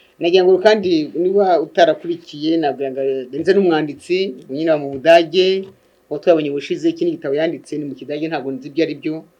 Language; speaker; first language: Kinyarwanda; native; Kinyarwanda